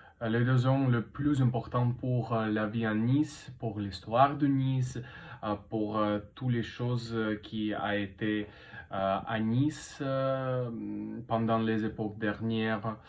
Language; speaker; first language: French; non-native, learner; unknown